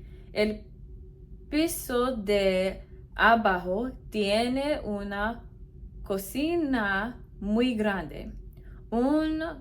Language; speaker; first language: Spanish; non-native, learner; English